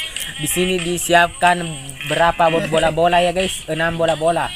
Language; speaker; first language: Indonesian; non-native, local second language; Buginese